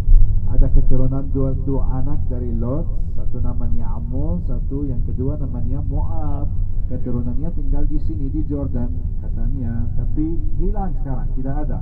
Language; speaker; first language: Indonesian; non-native, fluent; Arabic